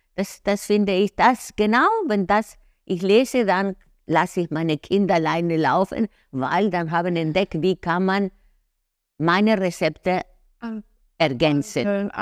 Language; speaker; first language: German; non-native, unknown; Spanish